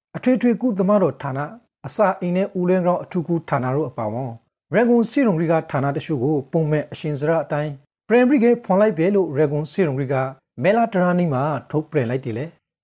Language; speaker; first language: Burmese; native; Burmese